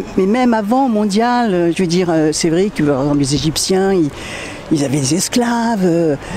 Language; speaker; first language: French; native; French